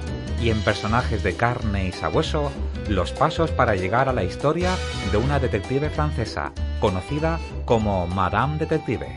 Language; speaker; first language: Spanish; native; Spanish